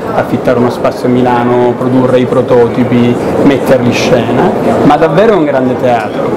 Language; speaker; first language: Italian; native; Italian